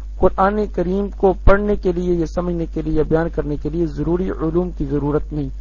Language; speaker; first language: Urdu; native; Urdu